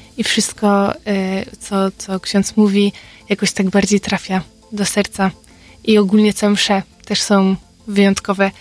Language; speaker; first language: Polish; native; Polish